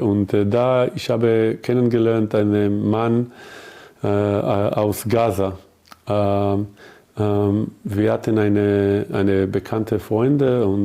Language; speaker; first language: German; non-native, learner; Hebrew